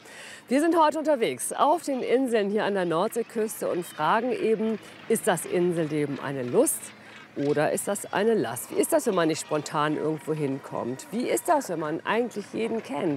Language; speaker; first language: German; native; German